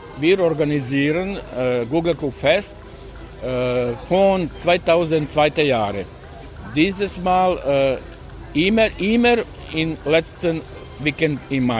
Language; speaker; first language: German; non-native, learner; Serbian